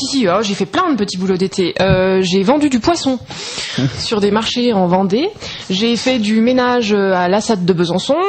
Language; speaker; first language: French; native; French